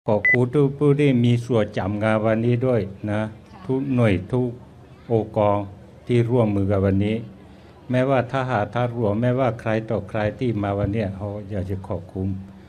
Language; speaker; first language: Thai; non-native, local second language; S'gaw Karen